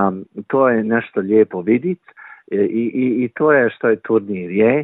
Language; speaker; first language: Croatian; early bilingual, heritage; Croatian